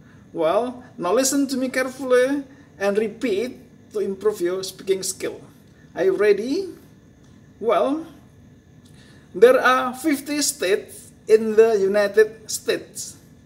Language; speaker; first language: English; non-native, fluent; Indonesian